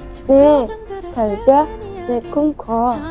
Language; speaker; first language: Korean; non-native, learner; Indonesian